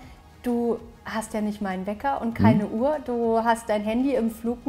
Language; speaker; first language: German; native; German